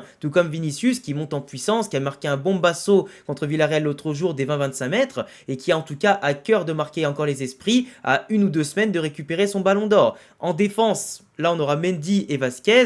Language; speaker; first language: French; native; French